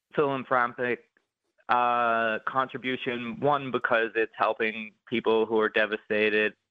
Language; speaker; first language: English; native; English